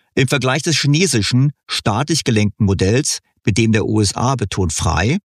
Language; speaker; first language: German; native; German